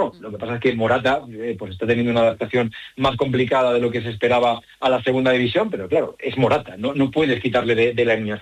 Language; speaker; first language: Spanish; native; Spanish